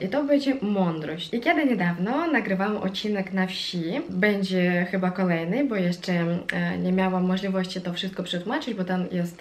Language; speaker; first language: Polish; non-native, fluent; Russian